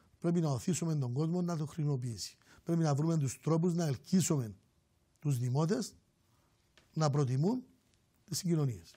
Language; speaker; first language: Greek; native; Greek